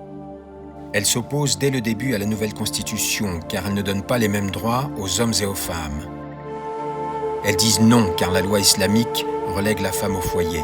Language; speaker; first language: French; native; French